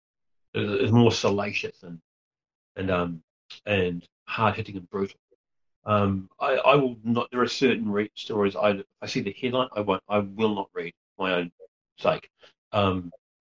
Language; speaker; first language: English; native; English